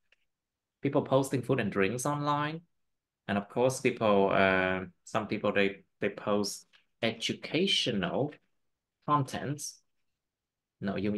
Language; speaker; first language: English; non-native, fluent; Vietnamese